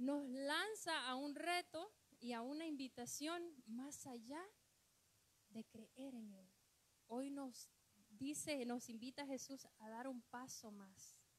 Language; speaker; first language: Spanish; native; Spanish